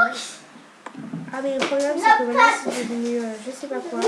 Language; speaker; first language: French; native; French